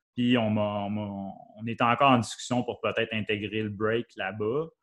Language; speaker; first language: French; native; French